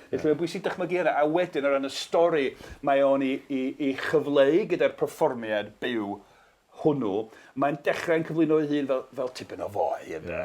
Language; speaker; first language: Welsh; non-native, fluent; English